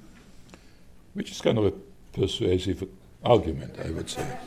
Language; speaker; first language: English; non-native, fluent; Slovak